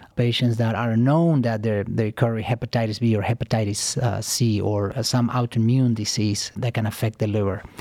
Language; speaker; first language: English; non-native, fluent; Spanish